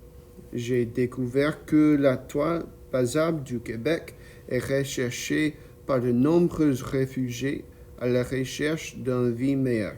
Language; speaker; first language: French; non-native, learner; English